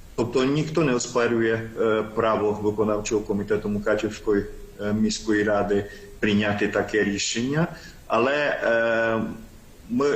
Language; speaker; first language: Ukrainian; non-native, local second language; Hungarian